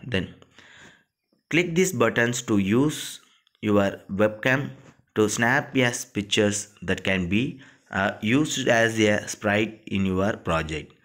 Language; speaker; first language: English; non-native, local second language; Tamil